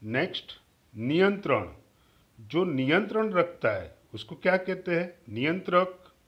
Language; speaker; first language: Hindi; non-native, local second language; Gujarati